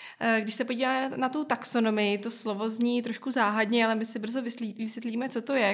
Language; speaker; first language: Czech; native; Czech